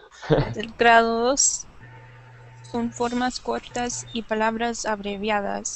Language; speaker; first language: Spanish; non-native, learner; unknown